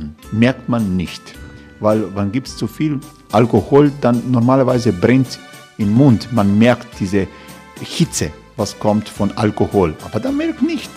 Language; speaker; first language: German; non-native, fluent; Croatian